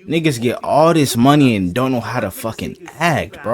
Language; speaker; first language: English; native; English